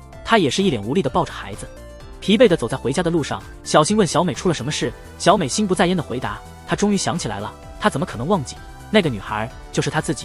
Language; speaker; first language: Chinese; native; Chinese